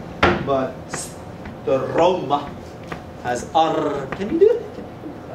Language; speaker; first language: English; non-native, fluent; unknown